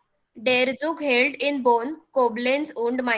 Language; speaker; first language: German; non-native, learner; Marathi